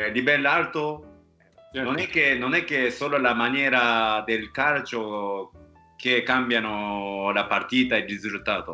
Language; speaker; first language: Italian; non-native, fluent; Japanese